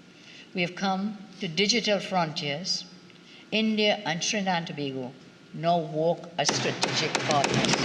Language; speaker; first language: English; native; English